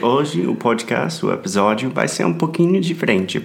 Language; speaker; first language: Portuguese; non-native, fluent; English